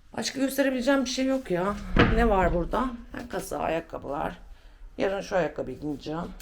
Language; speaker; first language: Turkish; native; Turkish